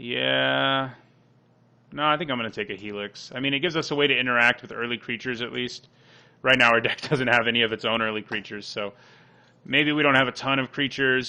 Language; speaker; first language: English; native; English